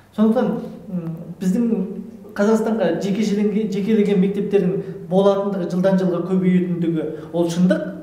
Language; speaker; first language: Kazakh; native; Kazakh